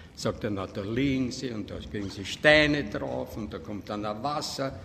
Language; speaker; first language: German; native; German